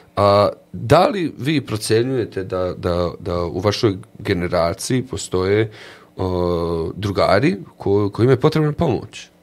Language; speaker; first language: Bosnian; native; Bosnian